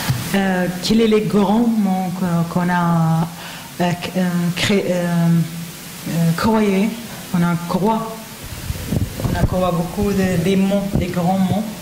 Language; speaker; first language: French; non-native, learner; Arabic